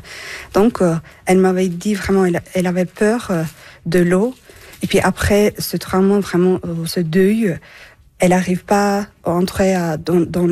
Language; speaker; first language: French; non-native, fluent; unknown